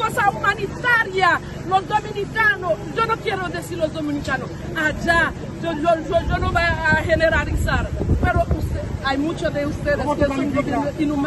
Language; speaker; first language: Spanish; non-native, fluent; Haitian Creole